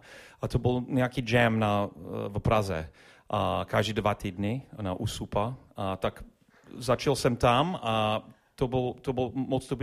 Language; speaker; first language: Czech; non-native, learner; English